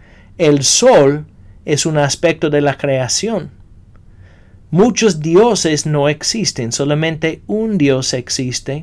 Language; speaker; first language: Spanish; non-native, fluent; English